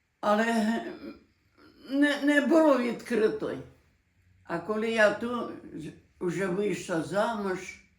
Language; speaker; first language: Ukrainian; native; Ukrainian